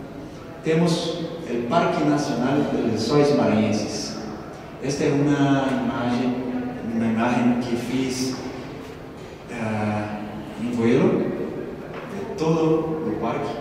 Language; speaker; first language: Spanish; non-native, learner; Portuguese